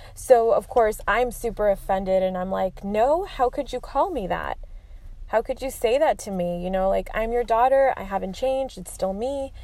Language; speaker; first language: English; early bilingual, other home language; Spanish